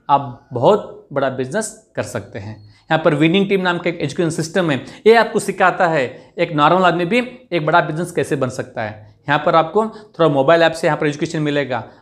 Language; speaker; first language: Hindi; non-native, local second language; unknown